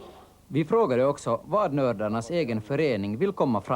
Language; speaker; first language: Swedish; native; Swedish